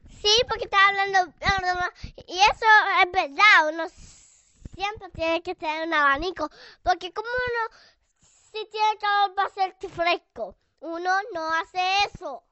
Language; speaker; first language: Spanish; early bilingual, heritage; Spanish